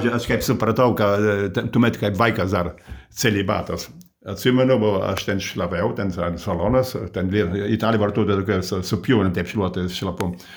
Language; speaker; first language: Lithuanian; early bilingual, heritage; Lithuanian